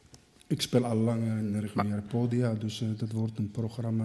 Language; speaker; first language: Dutch; non-native, fluent; Arabic